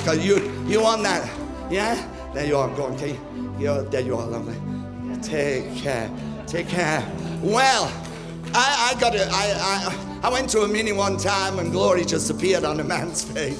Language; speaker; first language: English; native; English